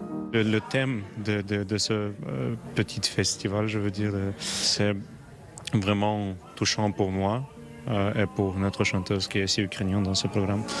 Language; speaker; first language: French; non-native, learner; Ukrainian